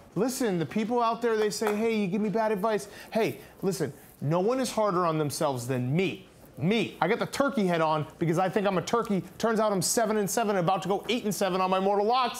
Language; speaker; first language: English; native; English